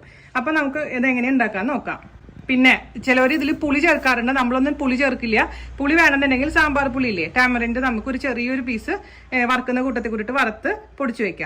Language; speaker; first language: Malayalam; native; Malayalam